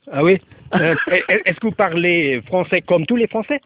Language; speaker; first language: French; non-native, learner; German